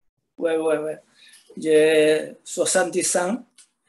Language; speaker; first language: French; non-native, learner; Spanish